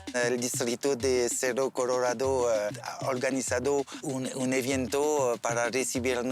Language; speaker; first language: Spanish; non-native, learner; French